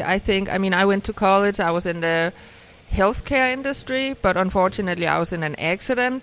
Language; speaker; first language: English; non-native, fluent; Danish